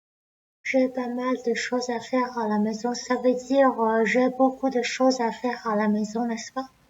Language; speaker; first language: French; non-native, learner; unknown